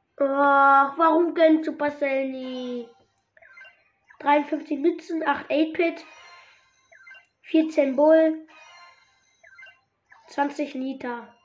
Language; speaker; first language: German; native; German